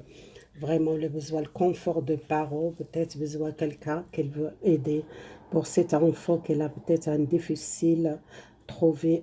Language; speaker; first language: French; non-native, learner; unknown